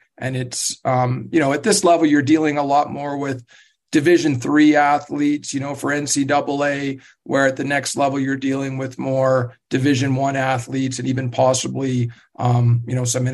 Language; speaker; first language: English; native; English